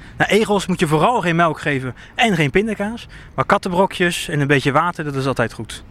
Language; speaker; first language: Dutch; native; Dutch